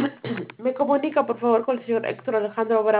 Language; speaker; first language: Spanish; native; Spanish